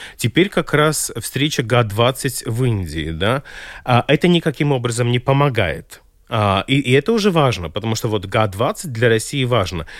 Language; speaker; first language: Russian; non-native, local second language; Latvian